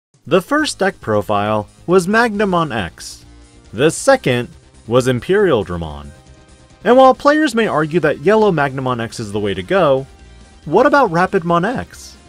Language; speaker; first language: English; native; English